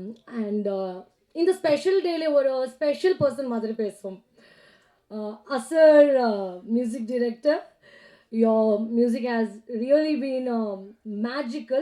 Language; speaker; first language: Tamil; non-native, learner; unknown